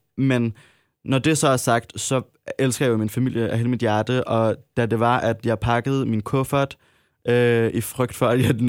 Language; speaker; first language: Danish; early bilingual, other home language; Arabic